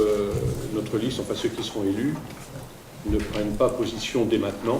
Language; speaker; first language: French; native; French